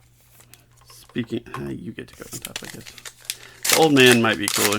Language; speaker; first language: English; native; English